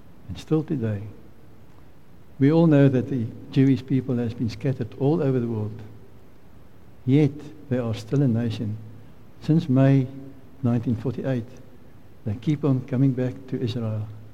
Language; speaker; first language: English; non-native, local second language; Afrikaans